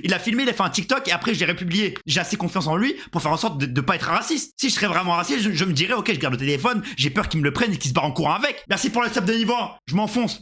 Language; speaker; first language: French; native; French